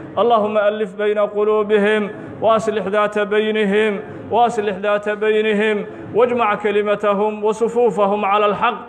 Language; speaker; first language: Arabic; non-native, local second language; Somali